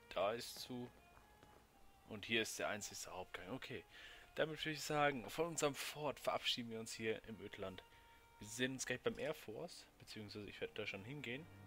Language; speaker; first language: German; native; German